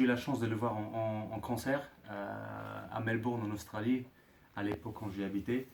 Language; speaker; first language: French; native; French